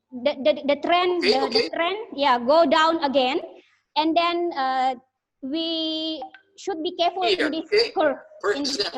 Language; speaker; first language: English; non-native, learner; Indonesian